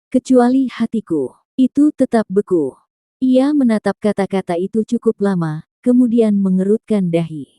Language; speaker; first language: Indonesian; native; Indonesian